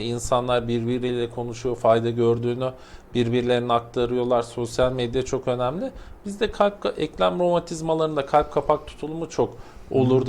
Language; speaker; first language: Turkish; native; Turkish